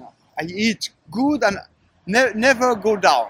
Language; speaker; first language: English; non-native, learner; French